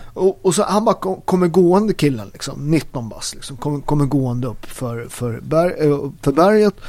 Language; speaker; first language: Swedish; early bilingual, other home language; Italian